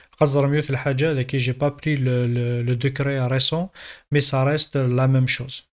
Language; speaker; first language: French; non-native, local second language; Kabyle